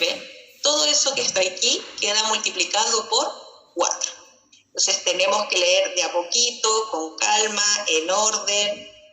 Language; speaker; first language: Spanish; native; Spanish